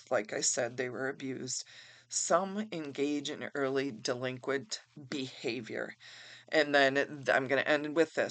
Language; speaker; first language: English; native; English